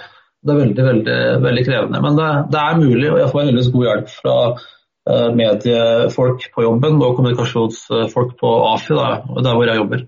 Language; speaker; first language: Norwegian; native; Norwegian